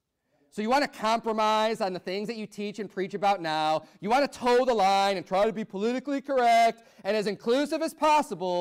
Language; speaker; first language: English; native; English